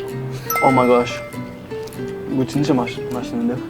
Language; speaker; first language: Korean; non-native, fluent; English